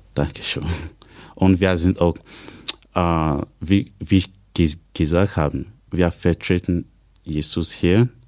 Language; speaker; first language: German; non-native, learner; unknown